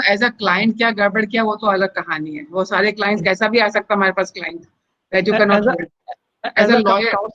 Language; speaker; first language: Hindi; native; Hindi